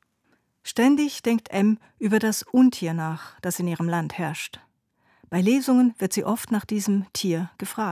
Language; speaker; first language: German; native; German